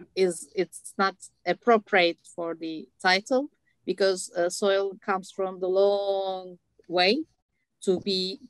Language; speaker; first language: English; non-native, learner; Turkish